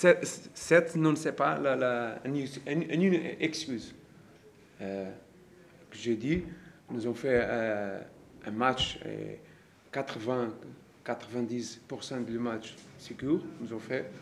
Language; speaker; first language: French; non-native, learner; Portuguese